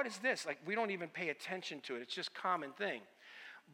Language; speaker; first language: English; early bilingual, other home language; Italian